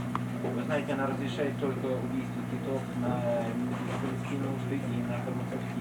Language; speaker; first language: Russian; native; Russian